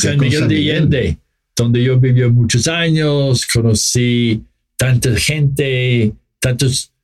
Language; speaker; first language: Spanish; non-native, fluent; English